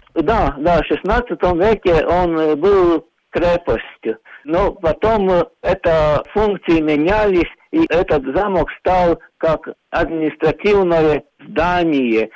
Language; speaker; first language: Russian; non-native, local second language; Latvian